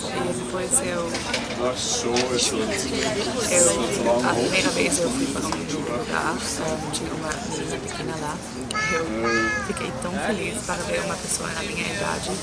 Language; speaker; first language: Portuguese; early bilingual, heritage; Portuguese